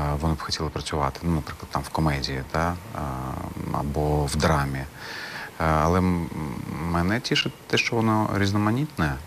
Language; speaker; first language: Ukrainian; non-native, local second language; Crimean Tatar